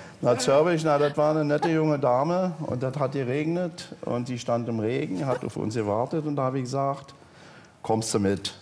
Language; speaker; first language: German; native; German